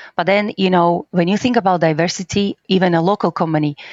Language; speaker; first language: English; non-native, fluent; Slovak